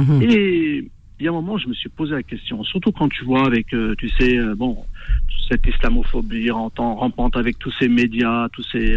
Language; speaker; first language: French; early bilingual, other home language; Arabic